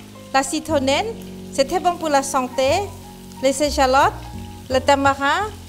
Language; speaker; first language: French; non-native, fluent; Thai